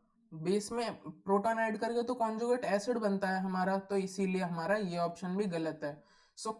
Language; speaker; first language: Hindi; native; Hindi